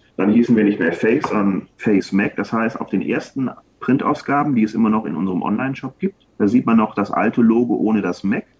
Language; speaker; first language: German; native; German